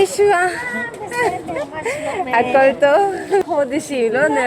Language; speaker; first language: Hebrew; non-native, learner; Malayalam